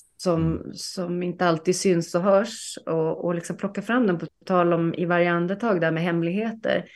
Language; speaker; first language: Swedish; native; Swedish